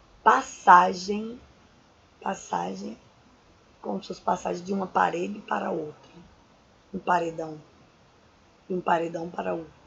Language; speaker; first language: Portuguese; native; Portuguese